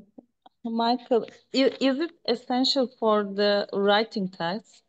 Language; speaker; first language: English; non-native, fluent; Turkish